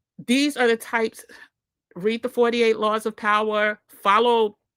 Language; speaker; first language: English; native; English